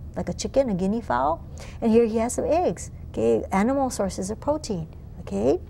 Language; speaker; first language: English; native; English